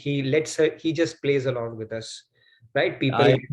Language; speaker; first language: English; non-native, local second language; Hindi